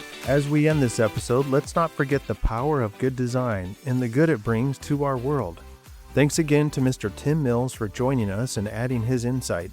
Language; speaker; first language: English; native; English